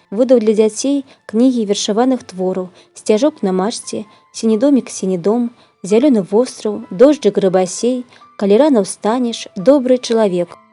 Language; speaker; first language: Belarusian; native; Belarusian